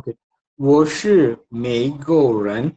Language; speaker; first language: Chinese; non-native, learner; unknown